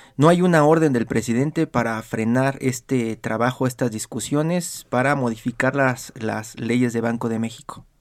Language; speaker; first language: Spanish; native; Spanish